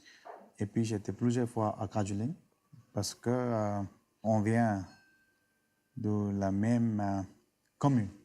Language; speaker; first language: French; non-native, learner; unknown